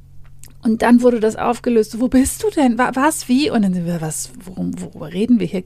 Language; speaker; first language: German; native; German